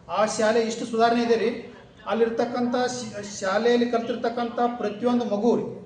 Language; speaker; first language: Kannada; native; Kannada